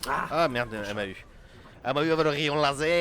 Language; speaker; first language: French; native; French